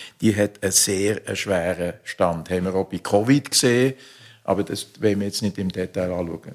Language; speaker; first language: German; native; German